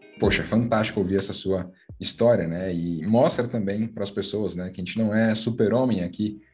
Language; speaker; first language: Portuguese; native; Portuguese